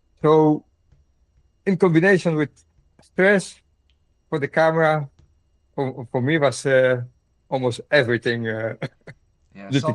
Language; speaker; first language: English; non-native, learner; Dutch